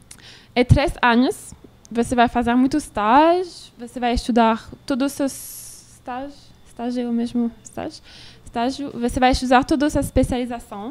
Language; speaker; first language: Portuguese; non-native, learner; French